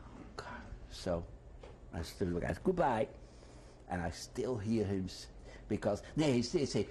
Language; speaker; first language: English; non-native, fluent; Dutch